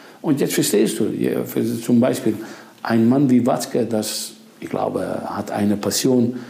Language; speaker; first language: German; non-native, fluent; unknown